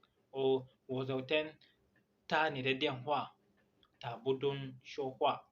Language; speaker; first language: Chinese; non-native, learner; Hausa